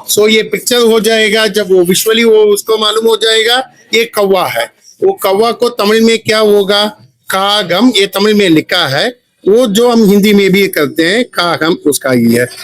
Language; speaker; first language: Hindi; non-native, local second language; Tamil